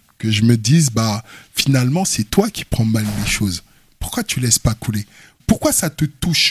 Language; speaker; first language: French; early bilingual, other home language; Wolof